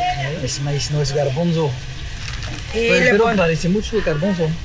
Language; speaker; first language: Spanish; non-native, learner; French